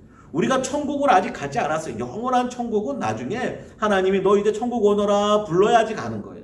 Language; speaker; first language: Korean; native; Korean